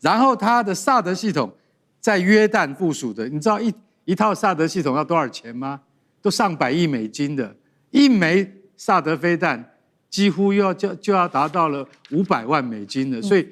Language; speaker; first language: Chinese; native; Chinese